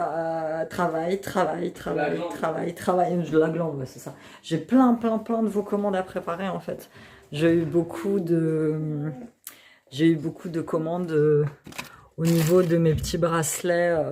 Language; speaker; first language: French; native; French